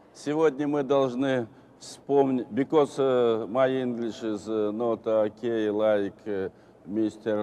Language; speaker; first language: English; non-native, learner; Russian